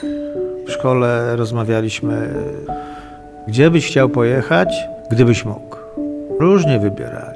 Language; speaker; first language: Polish; native; Polish